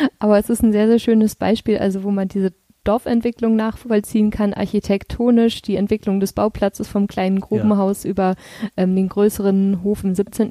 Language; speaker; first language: German; native; German